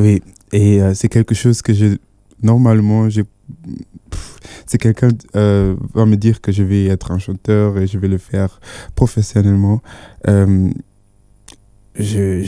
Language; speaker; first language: French; non-native, fluent; Yoruba